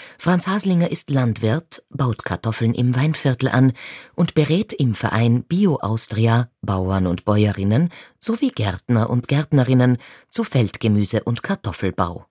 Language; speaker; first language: German; native; German